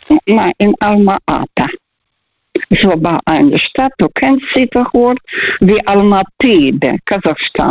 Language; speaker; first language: German; non-native, fluent; Russian